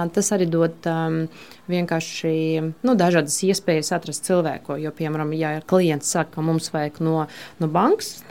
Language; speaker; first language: Latvian; non-native, local second language; Russian